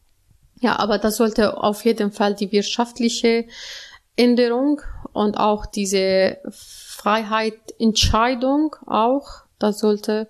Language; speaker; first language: German; non-native, learner; Arabic